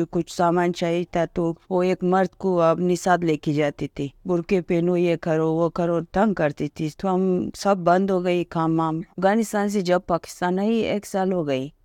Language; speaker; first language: Hindi; non-native, learner; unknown